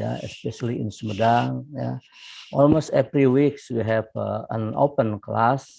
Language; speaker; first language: English; non-native, fluent; Indonesian